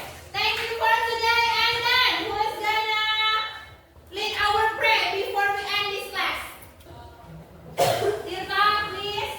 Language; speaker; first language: English; non-native, learner; Indonesian